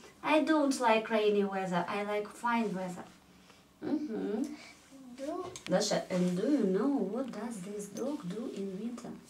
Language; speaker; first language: English; non-native, fluent; Russian